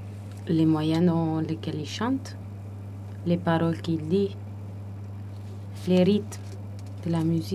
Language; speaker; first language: French; non-native, fluent; Italian